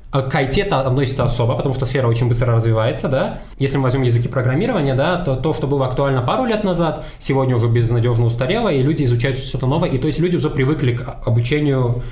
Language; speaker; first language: Russian; non-native, local second language; Tajik